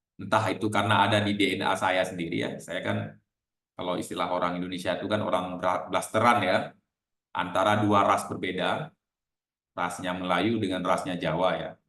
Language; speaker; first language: Indonesian; native; Indonesian